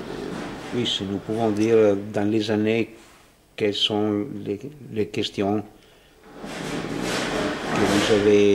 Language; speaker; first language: French; non-native, fluent; Italian